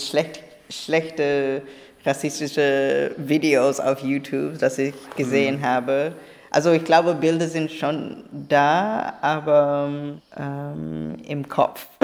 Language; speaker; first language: German; non-native, learner; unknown